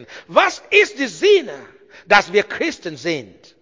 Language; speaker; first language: German; non-native, learner; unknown